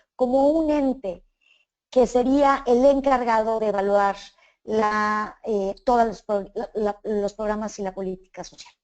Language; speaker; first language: Spanish; native; Spanish